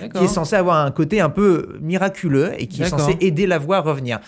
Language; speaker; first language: French; native; French